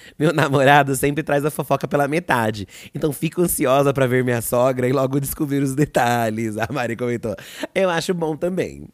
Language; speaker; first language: Portuguese; native; Portuguese